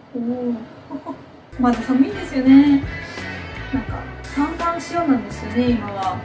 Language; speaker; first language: Japanese; non-native, fluent; Russian